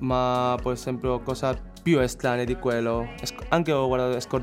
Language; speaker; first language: Italian; non-native, learner; Chinese